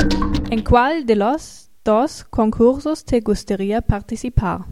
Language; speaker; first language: Spanish; non-native, learner; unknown